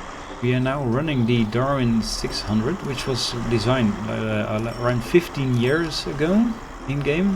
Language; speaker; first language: English; non-native, fluent; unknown